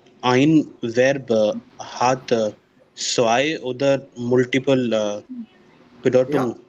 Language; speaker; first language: German; non-native, learner; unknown